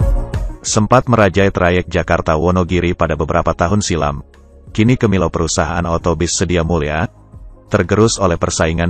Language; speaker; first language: Indonesian; native; Indonesian